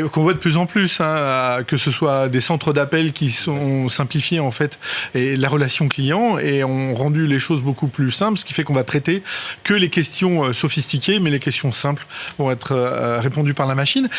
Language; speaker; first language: French; native; French